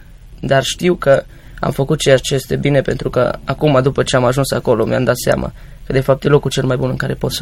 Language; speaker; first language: Romanian; native; Romanian